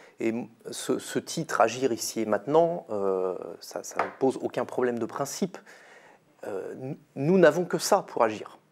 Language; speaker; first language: French; native; French